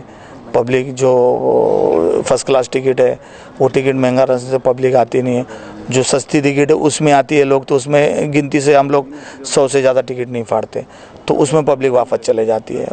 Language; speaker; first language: Hindi; native; Hindi